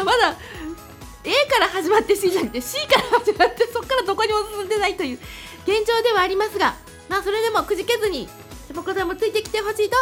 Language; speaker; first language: Japanese; native; Japanese